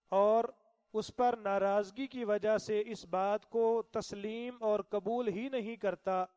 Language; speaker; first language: Urdu; non-native, local second language; Punjabi